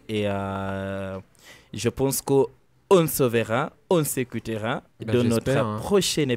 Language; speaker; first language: French; non-native, learner; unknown